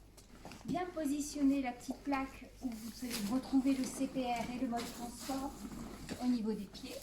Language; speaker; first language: French; native; French